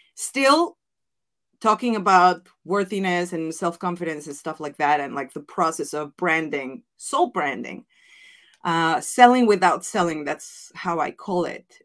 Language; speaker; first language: English; non-native, fluent; Spanish